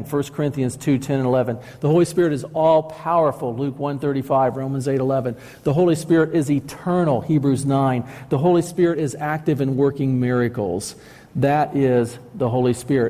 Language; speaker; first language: English; native; English